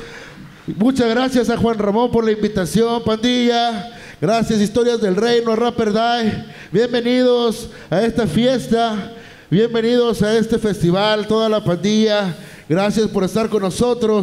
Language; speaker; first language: Spanish; native; Spanish